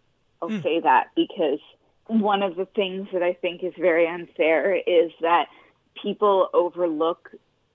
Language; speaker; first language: English; native; English